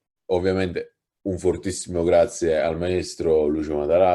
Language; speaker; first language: Italian; native; Italian